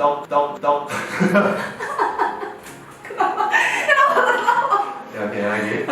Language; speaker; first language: Indonesian; non-native, learner; Korean